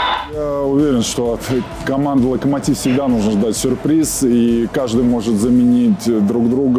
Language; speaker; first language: Russian; native; Russian